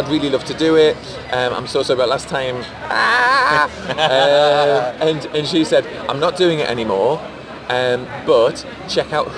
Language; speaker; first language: English; native; English